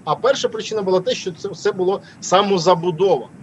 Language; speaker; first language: Ukrainian; native; Ukrainian